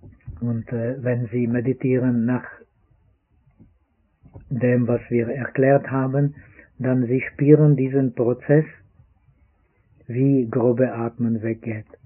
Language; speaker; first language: German; non-native, fluent; Czech